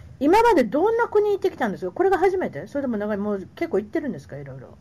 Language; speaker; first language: Japanese; native; Japanese